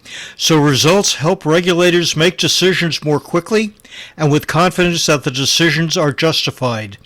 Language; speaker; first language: English; native; English